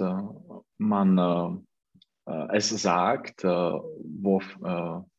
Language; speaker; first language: German; non-native, learner; Czech